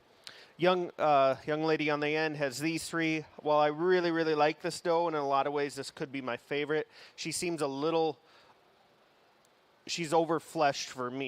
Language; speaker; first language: English; native; English